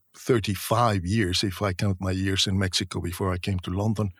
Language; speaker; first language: English; non-native, fluent; Spanish